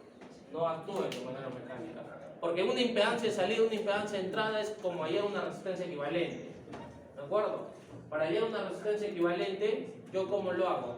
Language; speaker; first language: Spanish; native; Spanish